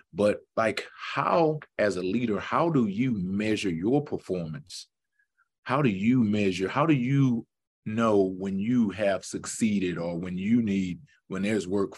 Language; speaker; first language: English; native; English